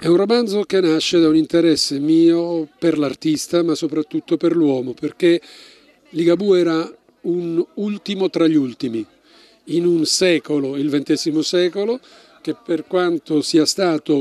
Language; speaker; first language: Italian; native; Italian